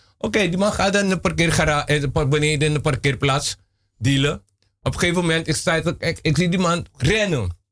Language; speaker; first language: Dutch; non-native, local second language; Papiamento